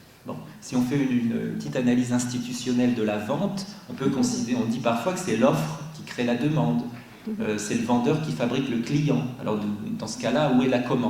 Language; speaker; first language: French; native; French